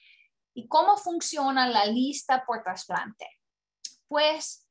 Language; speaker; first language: Spanish; non-native, learner; English